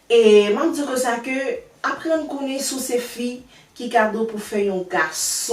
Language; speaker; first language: French; non-native, learner; Haitian Creole